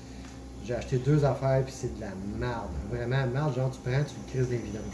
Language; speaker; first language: French; native; French